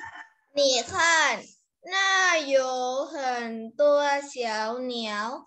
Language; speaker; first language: Chinese; non-native, learner; Thai